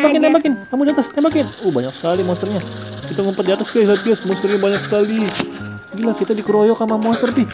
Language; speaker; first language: Indonesian; native; Indonesian